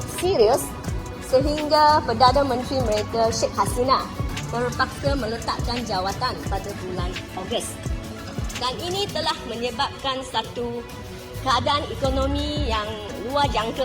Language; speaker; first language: Malay; native; Malay